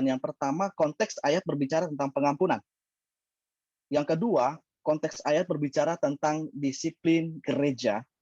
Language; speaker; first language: Indonesian; native; Indonesian